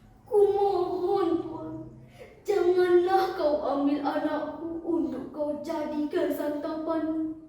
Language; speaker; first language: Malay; non-native, local second language; Balinese